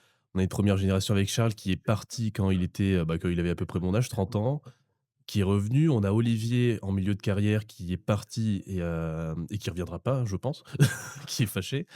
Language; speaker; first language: French; native; French